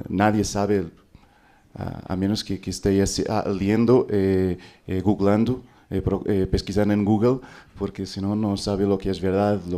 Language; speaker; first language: Spanish; non-native, fluent; Portuguese